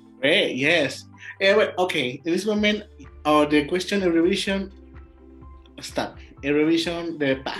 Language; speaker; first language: English; non-native, learner; Spanish